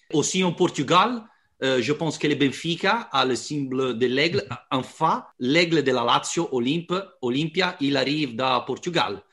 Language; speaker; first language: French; non-native, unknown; Italian